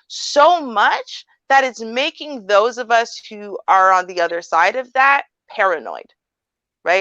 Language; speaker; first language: English; native; English